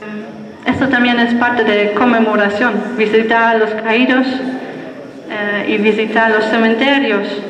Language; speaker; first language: Spanish; non-native, fluent; German